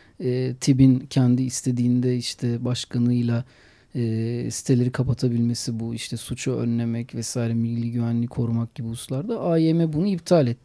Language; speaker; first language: Turkish; native; Turkish